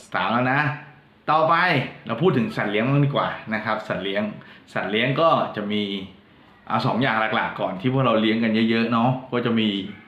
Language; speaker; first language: Thai; non-native, local second language; Northern Khmer